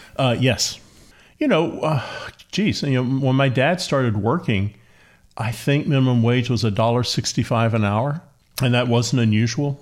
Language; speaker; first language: English; native; English